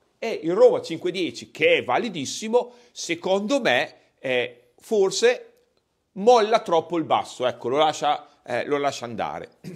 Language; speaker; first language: Italian; native; Italian